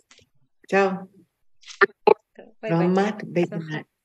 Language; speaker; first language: Hebrew; non-native, learner; English